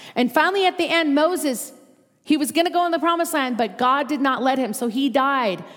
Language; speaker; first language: English; native; English